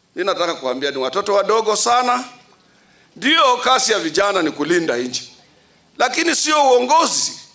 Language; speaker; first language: Swahili; non-native, local second language; Luyia